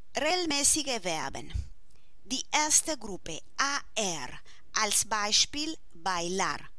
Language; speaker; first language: German; non-native, fluent; Spanish